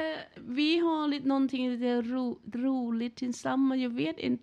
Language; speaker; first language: Swedish; non-native, learner; Thai